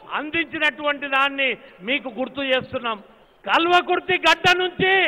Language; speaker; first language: Hindi; native; Hindi